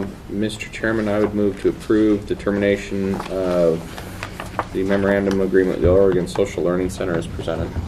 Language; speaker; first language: English; native; English